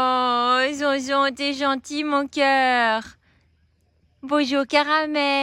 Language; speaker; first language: French; native; French